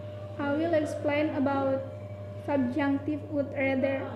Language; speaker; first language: English; non-native, learner; Indonesian